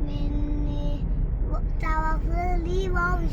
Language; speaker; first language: Danish; early bilingual, other home language; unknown